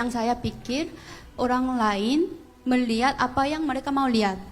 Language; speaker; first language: Indonesian; non-native, fluent; Korean